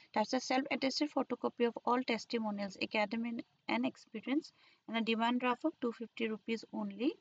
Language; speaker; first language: English; non-native, local second language; Assamese